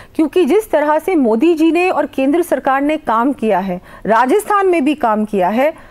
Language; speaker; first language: Hindi; native; Hindi